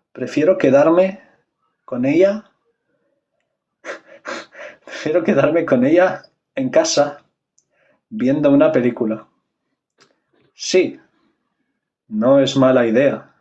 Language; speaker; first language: Spanish; non-native, fluent; French